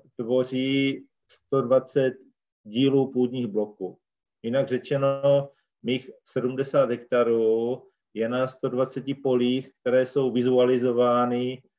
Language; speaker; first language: Czech; native; Czech